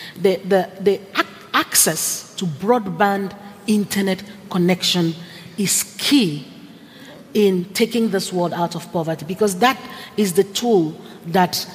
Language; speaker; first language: English; non-native, local second language; Igbo